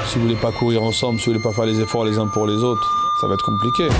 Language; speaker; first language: French; native; French